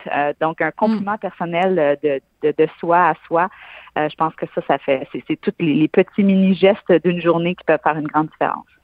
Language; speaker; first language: French; native; French